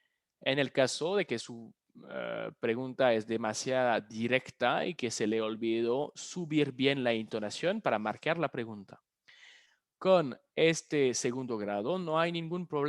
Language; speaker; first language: Spanish; non-native, fluent; French